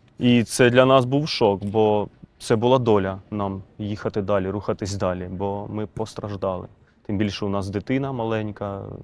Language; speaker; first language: Ukrainian; non-native, local second language; Russian